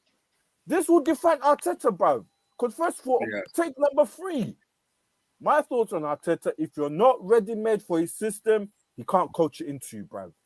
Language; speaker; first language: English; native; English